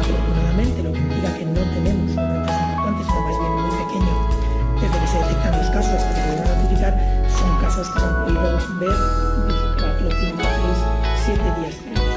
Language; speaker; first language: Spanish; native; Spanish